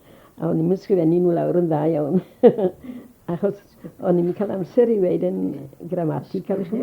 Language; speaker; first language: Welsh; native; Welsh